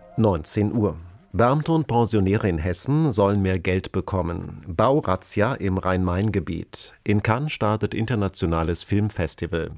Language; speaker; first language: German; native; German